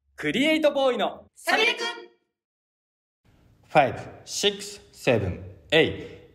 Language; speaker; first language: Japanese; native; Japanese